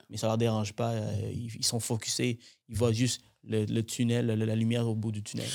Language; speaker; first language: French; native; French